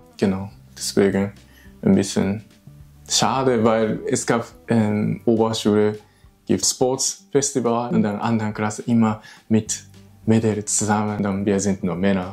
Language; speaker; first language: German; non-native, learner; Japanese